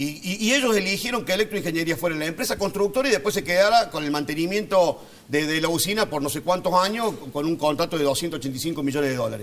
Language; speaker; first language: Spanish; native; Spanish